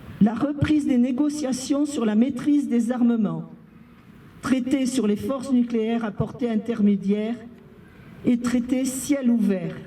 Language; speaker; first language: French; native; French